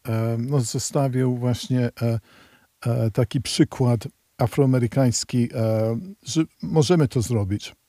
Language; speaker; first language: Polish; early bilingual, heritage; Polish